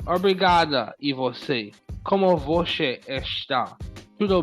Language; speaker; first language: Portuguese; non-native, learner; English